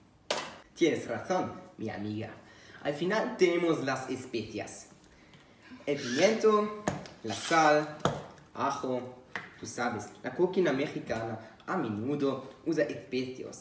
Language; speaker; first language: Spanish; non-native, learner; German